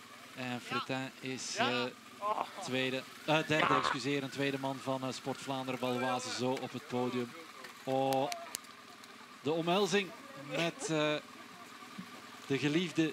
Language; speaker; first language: Dutch; native; Dutch